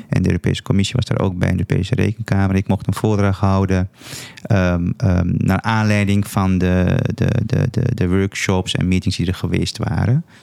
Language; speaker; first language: Dutch; native; Dutch